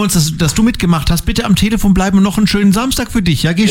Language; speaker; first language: German; native; German